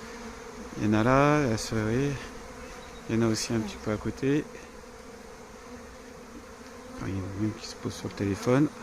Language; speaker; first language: French; native; French